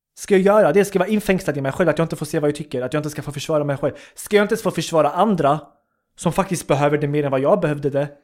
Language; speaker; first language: Swedish; early bilingual, other home language; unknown